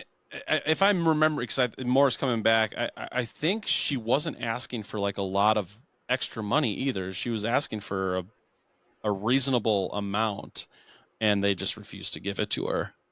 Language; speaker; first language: English; native; English